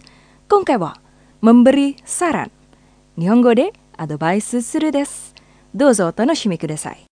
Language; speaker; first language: Japanese; non-native, fluent; Indonesian